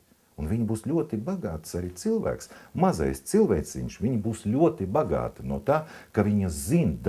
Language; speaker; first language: Latvian; non-native, local second language; Russian